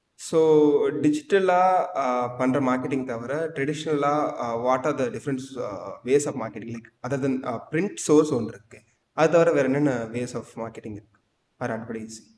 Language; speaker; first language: English; non-native, local second language; Tamil